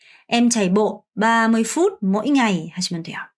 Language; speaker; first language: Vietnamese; non-native, fluent; Korean